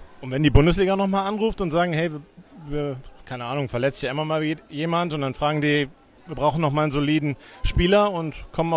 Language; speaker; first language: German; native; German